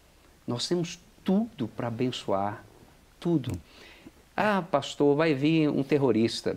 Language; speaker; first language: Portuguese; native; Portuguese